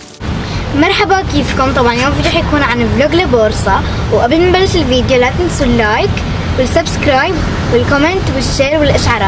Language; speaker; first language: Arabic; native; Arabic